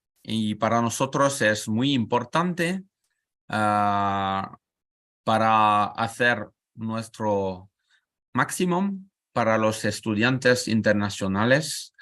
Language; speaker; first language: Spanish; non-native, learner; French